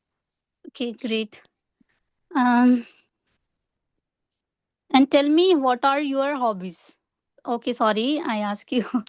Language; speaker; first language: English; non-native, learner; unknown